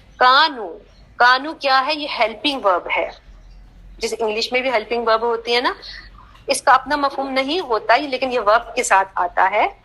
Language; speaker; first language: Urdu; native; Urdu